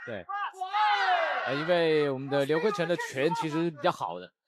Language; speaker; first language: Chinese; native; Chinese